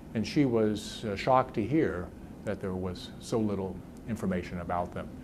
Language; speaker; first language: English; native; English